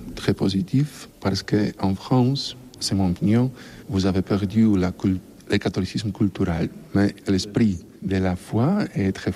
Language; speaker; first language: French; non-native, learner; Polish